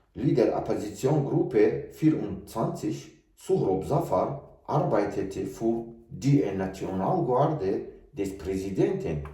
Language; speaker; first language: German; non-native, learner; Tajik